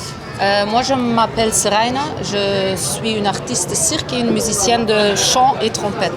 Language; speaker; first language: French; non-native, fluent; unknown